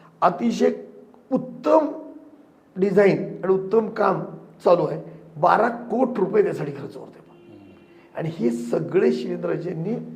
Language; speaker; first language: Marathi; native; Marathi